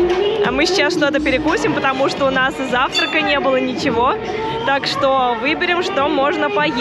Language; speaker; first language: Russian; native; Russian